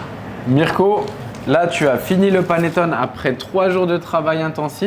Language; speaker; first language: French; native; French